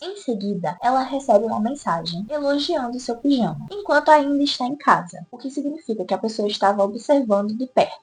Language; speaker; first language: Portuguese; native; Portuguese